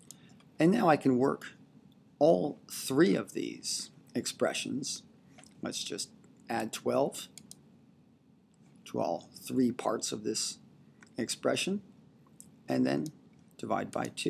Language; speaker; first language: English; native; English